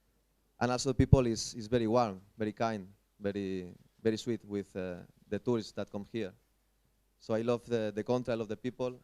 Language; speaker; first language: English; non-native, fluent; Spanish